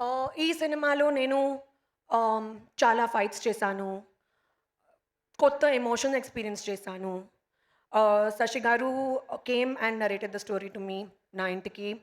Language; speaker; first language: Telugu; non-native, learner; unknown